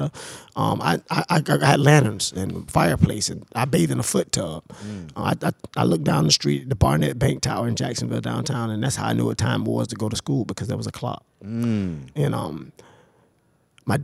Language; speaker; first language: English; native; English